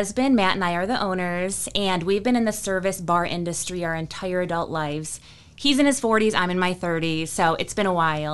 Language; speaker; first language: English; native; English